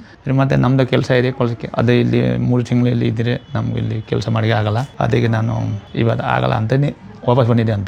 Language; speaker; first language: Kannada; non-native, learner; Nepali